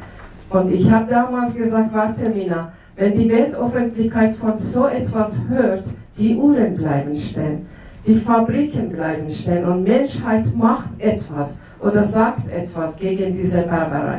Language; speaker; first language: German; non-native, fluent; Persian